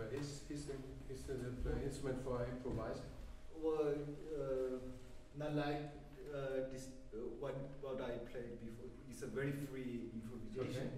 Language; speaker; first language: English; non-native, learner; Korean